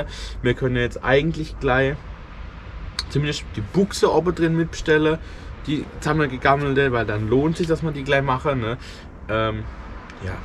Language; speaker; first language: German; native; German